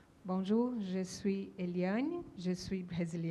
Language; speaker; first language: French; non-native, learner; Portuguese